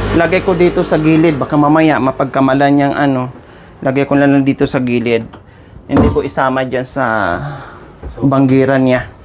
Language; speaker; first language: Filipino; non-native, local second language; Cebuano